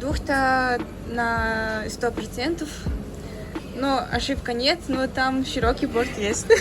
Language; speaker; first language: Russian; non-native, learner; Mongolian